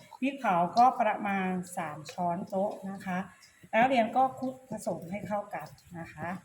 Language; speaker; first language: Thai; native; Thai